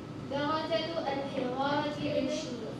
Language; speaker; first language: Arabic; non-native, learner; Urdu